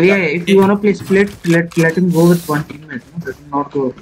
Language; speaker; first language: English; non-native, local second language; Kannada